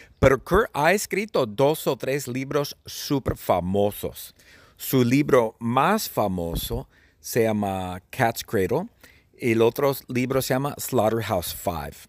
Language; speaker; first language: Spanish; non-native, fluent; English